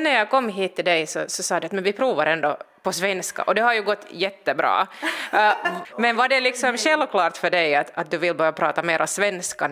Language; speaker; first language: Swedish; native; Swedish